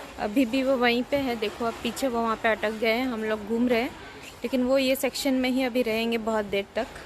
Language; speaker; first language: Hindi; non-native, local second language; Bangla